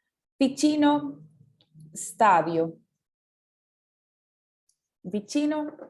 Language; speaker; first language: Italian; non-native, fluent; Spanish